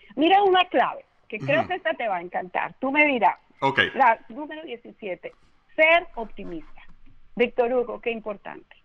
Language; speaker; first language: Spanish; native; Spanish